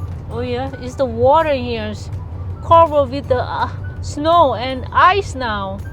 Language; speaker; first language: English; non-native, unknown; Thai